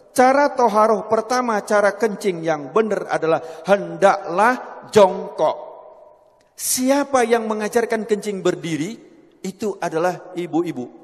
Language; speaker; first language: Indonesian; non-native, local second language; Javanese